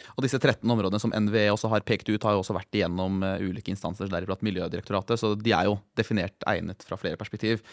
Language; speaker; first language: Norwegian; native; Norwegian